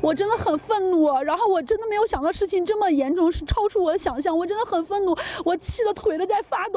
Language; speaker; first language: Chinese; native; Chinese